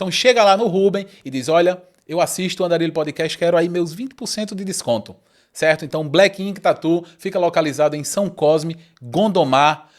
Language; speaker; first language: Portuguese; native; Portuguese